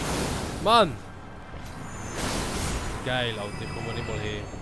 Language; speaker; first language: German; native; German